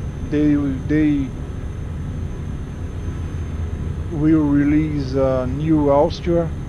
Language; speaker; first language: English; non-native, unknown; Portuguese